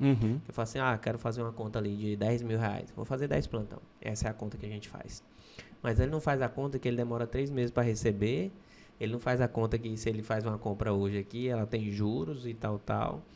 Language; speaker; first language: Portuguese; native; Portuguese